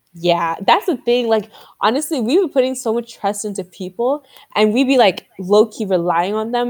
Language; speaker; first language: English; native; English